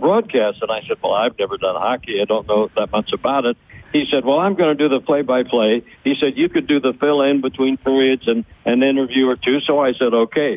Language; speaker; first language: English; native; English